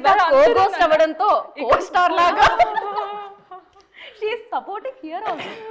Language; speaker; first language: Telugu; native; Telugu